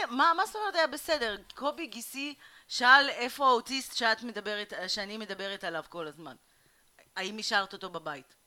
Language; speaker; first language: Hebrew; early bilingual, other home language; Russian